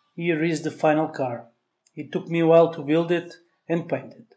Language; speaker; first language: English; non-native, learner; Portuguese